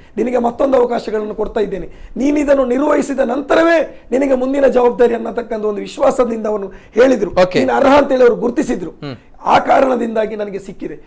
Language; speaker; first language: Kannada; non-native, local second language; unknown